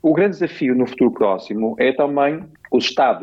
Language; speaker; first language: Portuguese; native; Portuguese